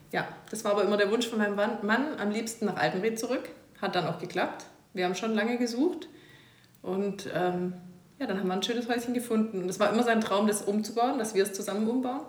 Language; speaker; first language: German; native; German